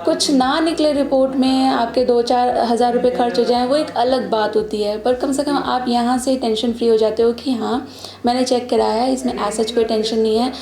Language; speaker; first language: Hindi; native; Hindi